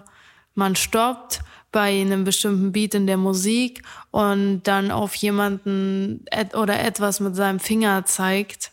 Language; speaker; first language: German; native; German